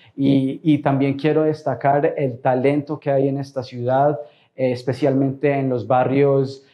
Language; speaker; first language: Spanish; early bilingual, heritage; Spanish